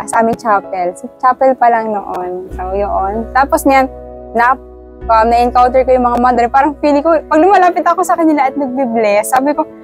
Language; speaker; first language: Filipino; native; Filipino